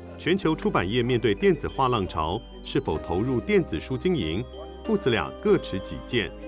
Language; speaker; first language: Chinese; native; Chinese